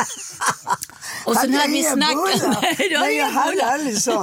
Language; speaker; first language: Swedish; native; Swedish